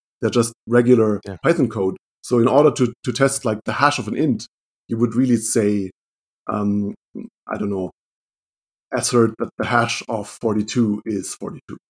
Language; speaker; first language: English; non-native, fluent; German